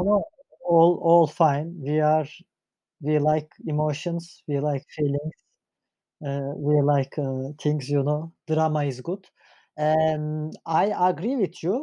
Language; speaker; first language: English; non-native, fluent; Turkish